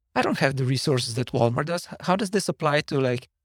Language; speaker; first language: English; non-native, fluent; Slovenian